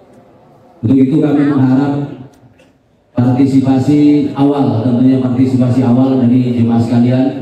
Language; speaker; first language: Indonesian; native; Indonesian